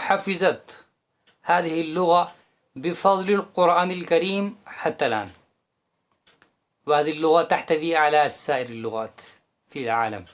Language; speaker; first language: Arabic; non-native, fluent; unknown